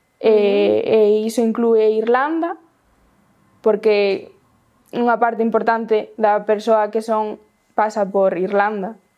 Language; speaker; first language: Galician; non-native, local second language; Spanish